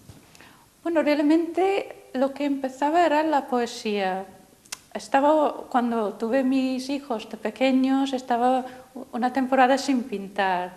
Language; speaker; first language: Spanish; non-native, fluent; English